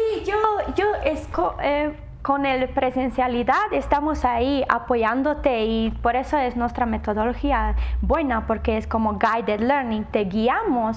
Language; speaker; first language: Spanish; non-native, learner; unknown